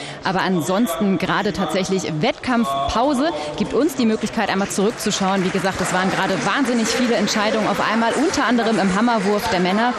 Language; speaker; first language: German; native; German